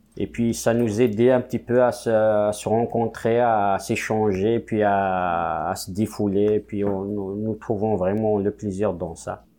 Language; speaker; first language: French; non-native, local second language; Kabyle